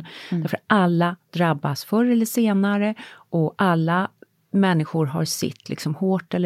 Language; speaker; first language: Swedish; native; Swedish